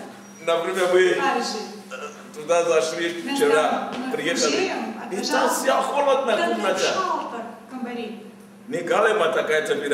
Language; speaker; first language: Russian; non-native, fluent; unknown